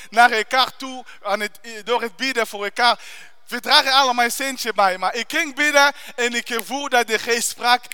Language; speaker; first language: Dutch; non-native, fluent; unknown